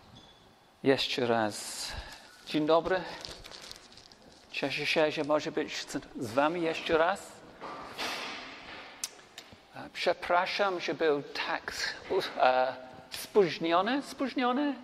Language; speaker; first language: Polish; non-native, learner; English